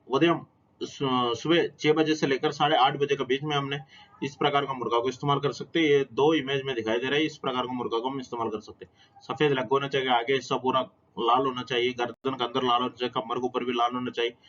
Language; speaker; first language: Hindi; non-native, local second language; Telugu